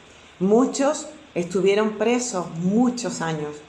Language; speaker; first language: Spanish; native; Spanish